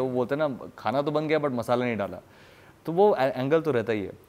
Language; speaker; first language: Hindi; native; Hindi